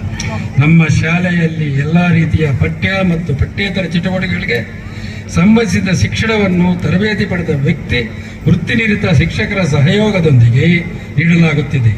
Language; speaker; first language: Kannada; native; Kannada